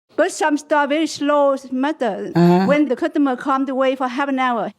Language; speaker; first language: English; non-native, learner; Vietnamese